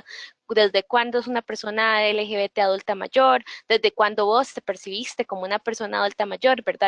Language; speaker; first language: Spanish; native; Spanish